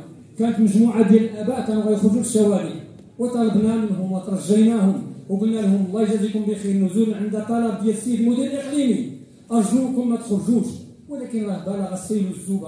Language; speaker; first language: Arabic; native; Arabic